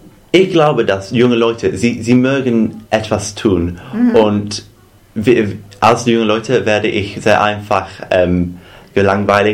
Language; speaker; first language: German; non-native, fluent; English